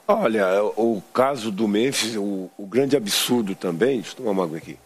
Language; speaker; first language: Portuguese; native; Portuguese